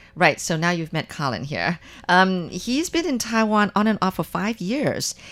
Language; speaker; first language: English; non-native, fluent; Chinese